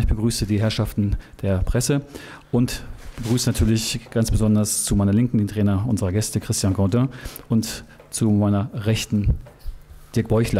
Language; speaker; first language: German; native; German